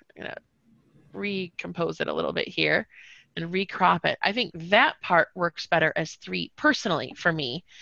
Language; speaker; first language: English; native; English